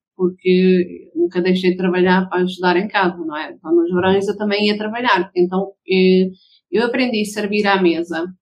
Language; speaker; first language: Portuguese; early bilingual, heritage; Portuguese